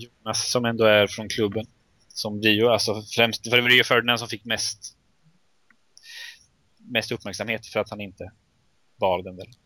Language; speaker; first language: Swedish; native; Swedish